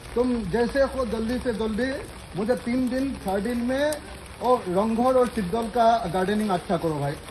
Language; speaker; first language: Hindi; non-native, local second language; Assamese